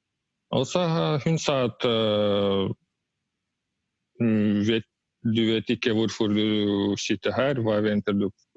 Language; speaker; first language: Norwegian; non-native, learner; Russian